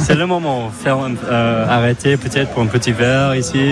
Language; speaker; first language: French; non-native, fluent; English